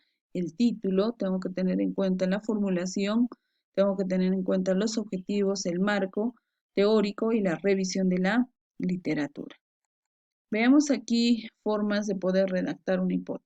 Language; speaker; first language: Spanish; native; Spanish